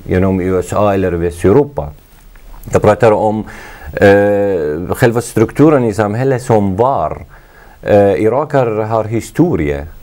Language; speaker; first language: Swedish; non-native, fluent; Arabic